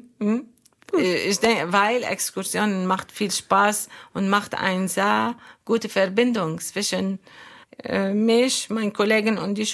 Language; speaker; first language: German; non-native, fluent; Arabic